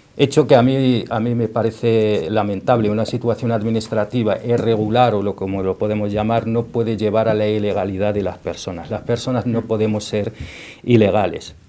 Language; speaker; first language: Spanish; non-native, fluent; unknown